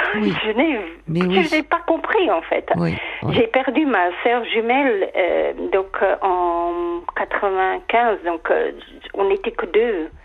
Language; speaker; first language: French; native; French